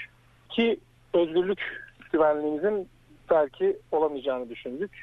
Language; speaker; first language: Turkish; native; Turkish